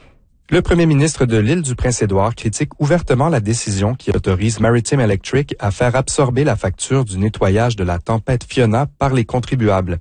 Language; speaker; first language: French; native; French